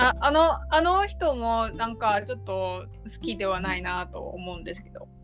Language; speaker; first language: Japanese; non-native, learner; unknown